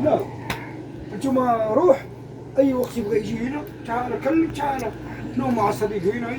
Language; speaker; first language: Arabic; non-native, learner; Filipino